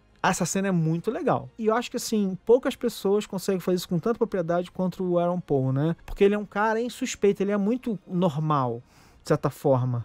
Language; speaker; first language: Portuguese; native; Portuguese